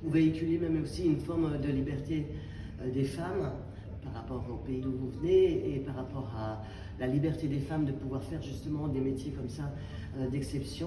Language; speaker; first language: French; native; French